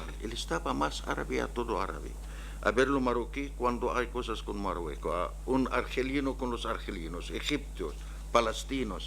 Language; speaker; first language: Spanish; non-native, learner; Arabic